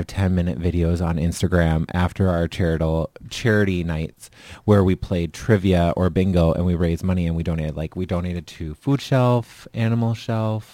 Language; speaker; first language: English; native; English